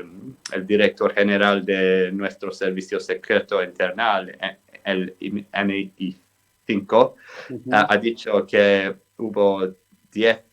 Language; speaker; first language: Spanish; non-native, fluent; English